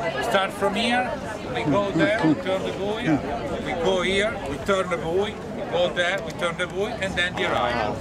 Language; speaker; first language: English; non-native, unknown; Italian